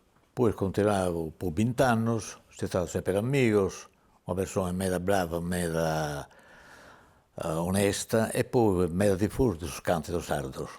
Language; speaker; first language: Italian; non-native, local second language; Sardinian